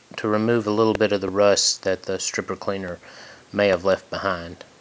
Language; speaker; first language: English; native; English